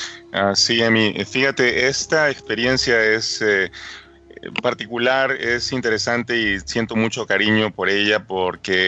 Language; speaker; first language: Spanish; native; Spanish